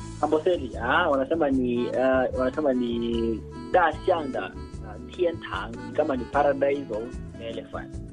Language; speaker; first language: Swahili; non-native, fluent; Chinese